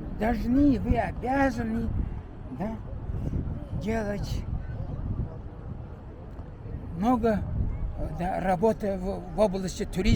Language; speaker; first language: Russian; non-native, fluent; Mongolian